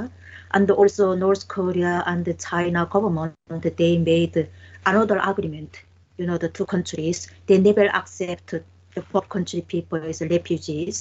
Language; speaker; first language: English; non-native, learner; Korean